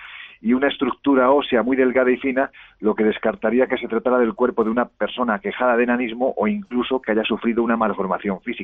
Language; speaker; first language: Spanish; native; Spanish